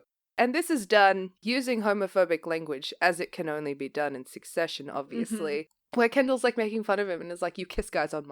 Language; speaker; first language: English; native; English